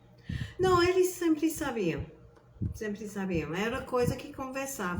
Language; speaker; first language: Portuguese; non-native, fluent; English